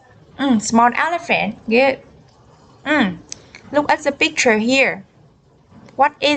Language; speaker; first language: English; non-native, learner; Vietnamese